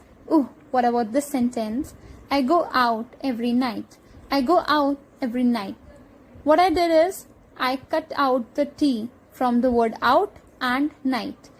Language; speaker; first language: English; non-native, local second language; Hindi